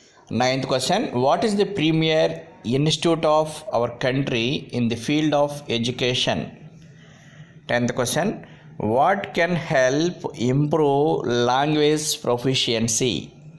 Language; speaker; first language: English; non-native, local second language; Telugu